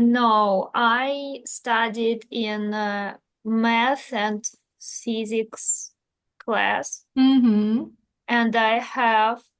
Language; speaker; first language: English; non-native, learner; Russian